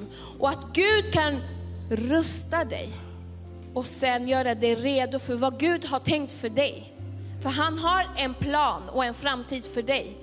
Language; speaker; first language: Swedish; early bilingual, other home language; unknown